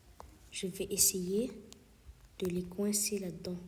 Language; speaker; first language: French; native; French